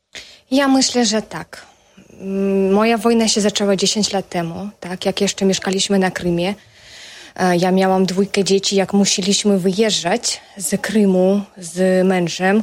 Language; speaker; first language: Polish; non-native, fluent; Russian